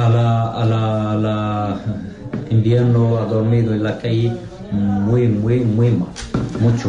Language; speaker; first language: Spanish; non-native, learner; Arabic